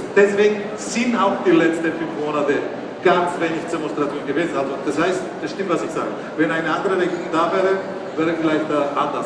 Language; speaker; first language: German; non-native, fluent; Greek